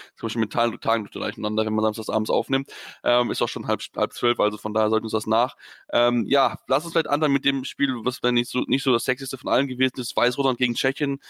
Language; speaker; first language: German; native; German